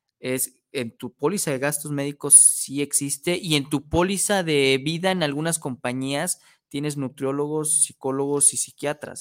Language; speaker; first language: Spanish; native; Spanish